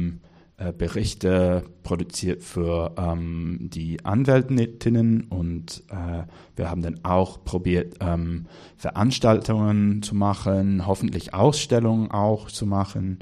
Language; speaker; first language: German; non-native, learner; English